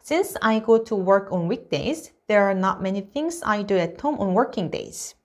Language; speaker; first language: English; non-native, fluent; Korean